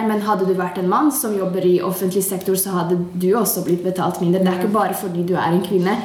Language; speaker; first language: Norwegian; non-native, fluent; Hungarian